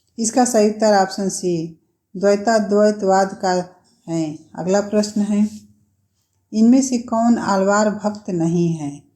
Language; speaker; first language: Hindi; native; Hindi